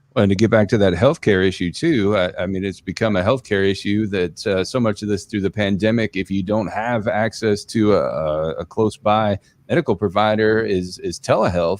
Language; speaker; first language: English; native; English